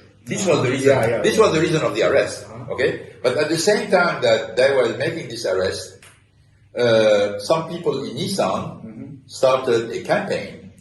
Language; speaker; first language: English; non-native, fluent; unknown